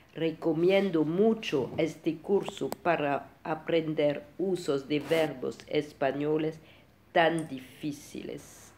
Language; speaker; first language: Spanish; non-native, fluent; French